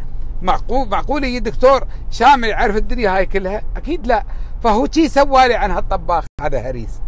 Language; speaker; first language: Arabic; native; Arabic